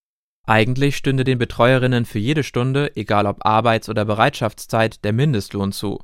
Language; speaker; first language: German; native; German